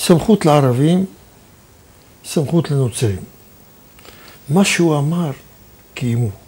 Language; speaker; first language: Hebrew; non-native, fluent; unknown